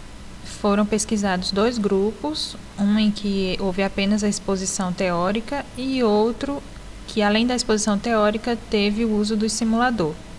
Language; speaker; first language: Portuguese; native; Portuguese